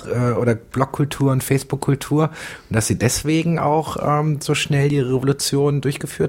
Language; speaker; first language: German; native; German